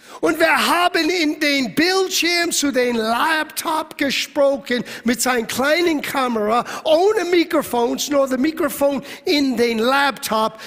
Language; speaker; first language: German; non-native, fluent; English